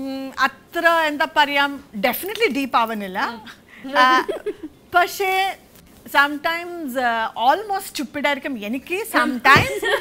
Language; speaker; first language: Malayalam; non-native, fluent; Kannada